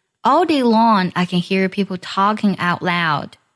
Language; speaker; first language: English; non-native, fluent; Chinese